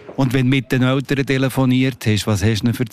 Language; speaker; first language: German; native; German